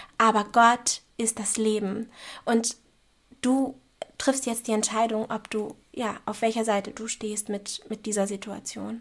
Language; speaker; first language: German; native; German